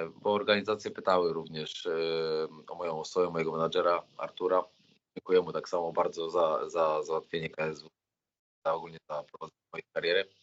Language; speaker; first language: Polish; native; Polish